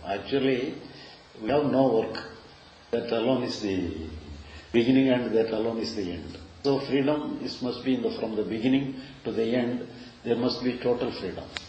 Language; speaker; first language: English; non-native, local second language; Tamil